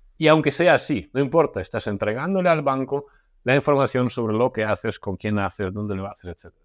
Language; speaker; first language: Spanish; non-native, fluent; Russian